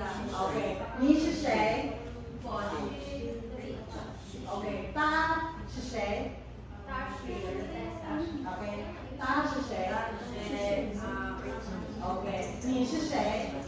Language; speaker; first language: Chinese; non-native, fluent; Filipino